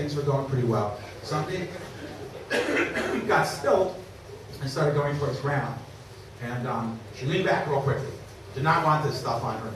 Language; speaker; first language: English; native; English